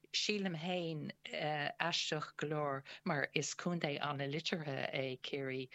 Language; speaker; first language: Irish; native; Irish